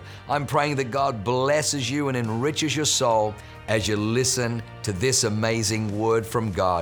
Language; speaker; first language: English; native; English